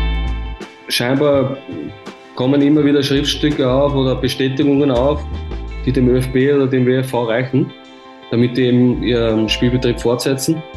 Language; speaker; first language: German; native; German